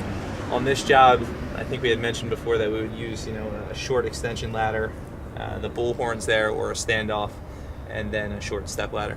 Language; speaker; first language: English; native; English